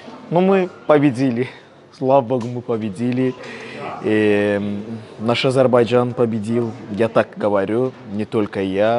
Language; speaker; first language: Russian; non-native, fluent; Azerbaijani